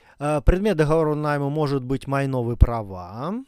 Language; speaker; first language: Ukrainian; non-native, learner; Russian